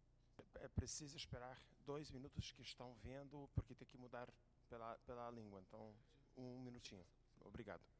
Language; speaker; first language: Portuguese; non-native, fluent; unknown